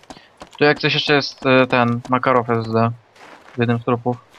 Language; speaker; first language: Polish; native; Polish